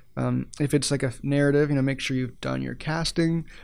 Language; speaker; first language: English; native; English